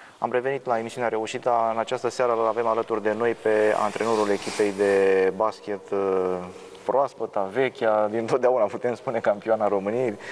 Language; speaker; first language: Romanian; native; Romanian